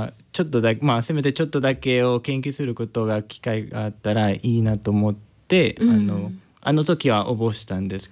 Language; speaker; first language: Japanese; non-native, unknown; Spanish